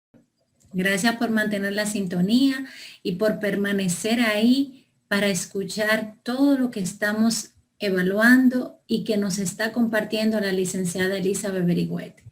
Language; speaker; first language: Spanish; native; Spanish